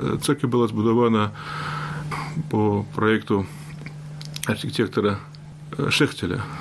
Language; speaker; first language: Polish; non-native, learner; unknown